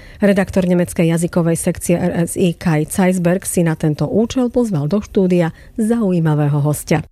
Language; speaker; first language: Slovak; native; Slovak